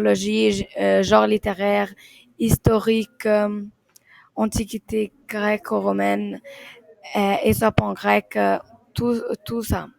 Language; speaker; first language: French; non-native, learner; Arabic